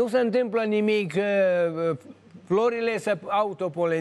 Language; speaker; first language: Romanian; native; Romanian